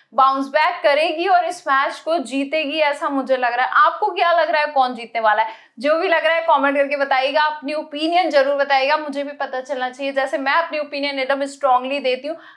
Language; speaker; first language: Hindi; native; Hindi